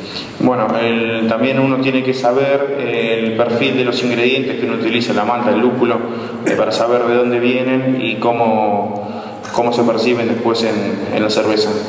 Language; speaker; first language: Spanish; native; Spanish